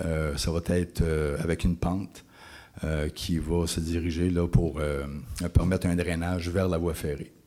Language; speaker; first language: French; native; French